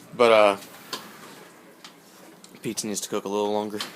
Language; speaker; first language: English; native; English